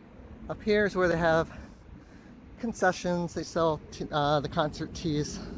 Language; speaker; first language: English; native; English